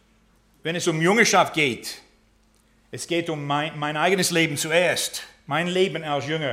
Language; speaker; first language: German; non-native, fluent; English